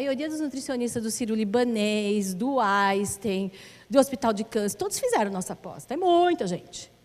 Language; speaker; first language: Portuguese; native; Portuguese